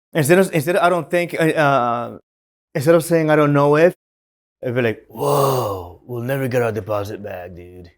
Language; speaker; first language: English; native; English